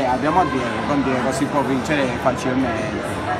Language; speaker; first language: Italian; non-native, learner; Spanish